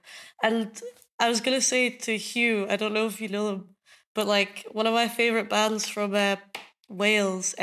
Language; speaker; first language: English; native; English